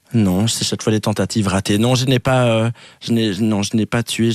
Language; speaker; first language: French; native; French